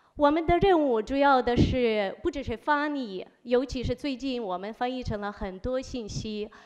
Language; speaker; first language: Chinese; non-native, fluent; Ukrainian